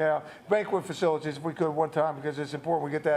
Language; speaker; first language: English; native; English